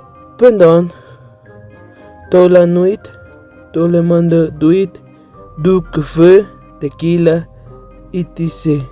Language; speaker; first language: French; non-native, learner; Spanish